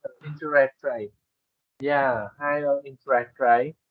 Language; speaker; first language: English; non-native, learner; Vietnamese